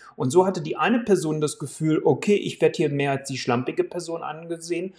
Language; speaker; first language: German; native; German